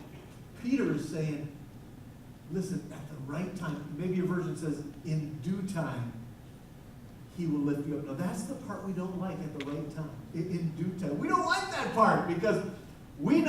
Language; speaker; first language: English; native; English